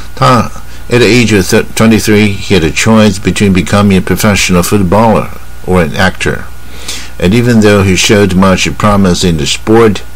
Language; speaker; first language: English; non-native, fluent; Chinese